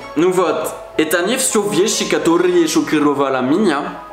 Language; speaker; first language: Russian; non-native, fluent; French